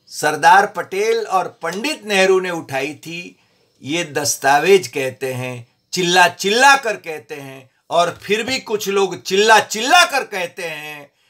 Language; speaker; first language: Hindi; non-native, local second language; Gujarati